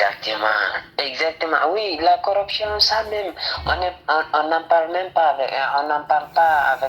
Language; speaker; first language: French; non-native, fluent; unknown